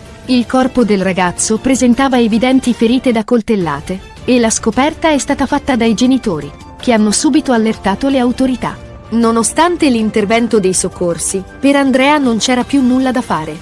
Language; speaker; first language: Italian; native; Italian